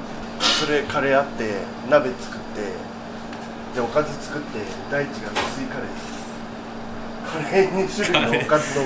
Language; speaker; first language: Japanese; native; Japanese